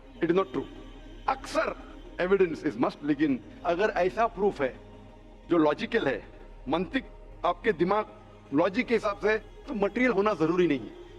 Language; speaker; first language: Hindi; non-native, local second language; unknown